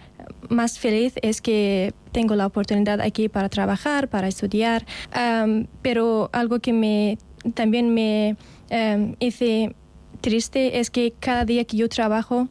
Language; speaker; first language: Spanish; non-native, fluent; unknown